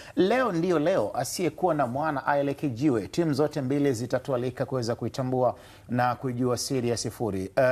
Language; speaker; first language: Swahili; native; Swahili